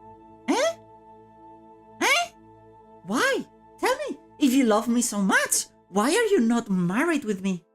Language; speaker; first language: English; non-native, fluent; Spanish